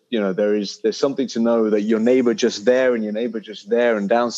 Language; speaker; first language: English; native; English